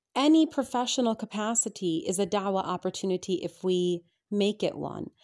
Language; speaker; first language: English; native; English